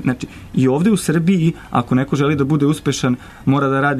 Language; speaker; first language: Serbian; native; Serbian